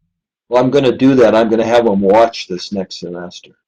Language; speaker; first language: English; native; English